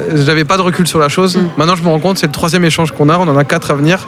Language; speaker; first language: French; native; French